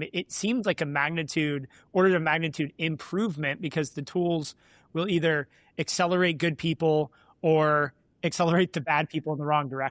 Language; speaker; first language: English; native; English